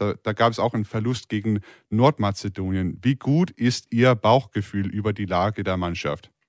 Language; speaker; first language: German; non-native, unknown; Danish